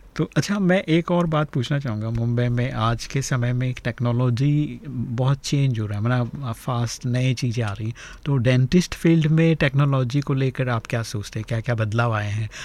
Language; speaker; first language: Hindi; native; Hindi